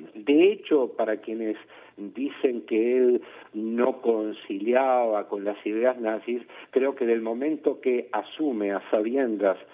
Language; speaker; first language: Spanish; native; Spanish